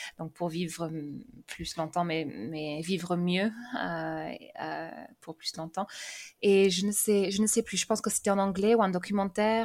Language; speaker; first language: French; early bilingual, other home language; English